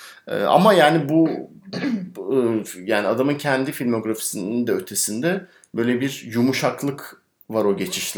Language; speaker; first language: Turkish; native; Turkish